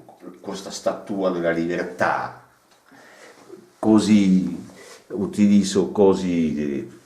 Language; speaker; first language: Italian; non-native, learner; French